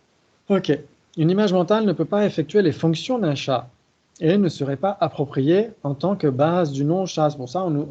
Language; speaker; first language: French; native; French